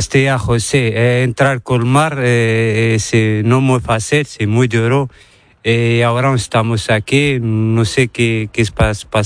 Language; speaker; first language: Spanish; non-native, learner; Arabic